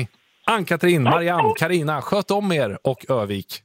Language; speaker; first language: Swedish; native; Swedish